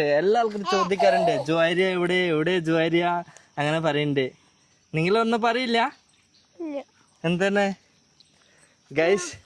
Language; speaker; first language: Malayalam; non-native, learner; Bangla